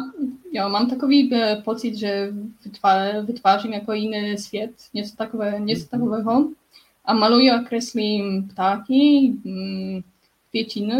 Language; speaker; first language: Czech; non-native, learner; Polish